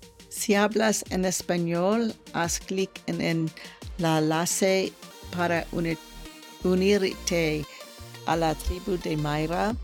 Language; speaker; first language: Spanish; non-native, learner; English